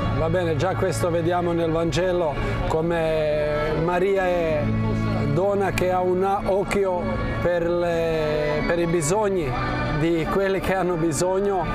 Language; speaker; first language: Italian; non-native, fluent; Croatian